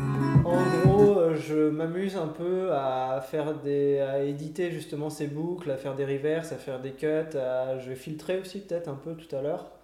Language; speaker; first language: French; native; French